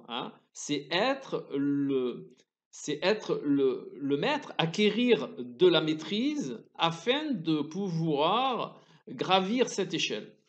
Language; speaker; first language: French; native; French